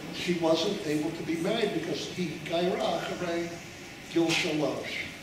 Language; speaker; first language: English; native; English